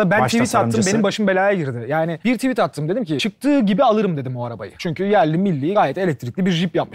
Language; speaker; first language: Turkish; native; Turkish